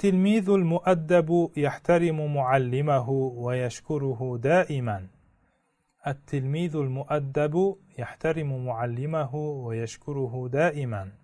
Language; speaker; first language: Arabic; non-native, fluent; Uzbek